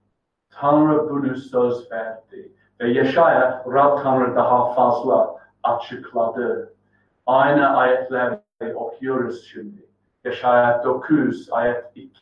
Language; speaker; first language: Turkish; non-native, fluent; English